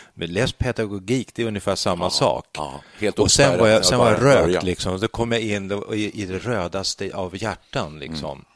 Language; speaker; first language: Swedish; native; Swedish